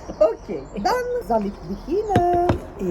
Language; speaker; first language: Dutch; non-native, learner; Turkish